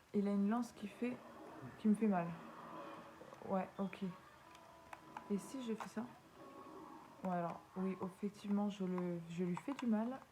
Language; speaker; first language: French; native; French